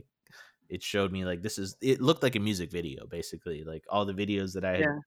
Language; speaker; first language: English; native; English